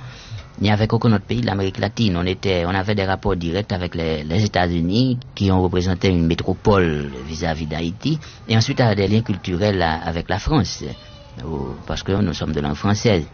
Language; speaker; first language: French; non-native, local second language; Haitian Creole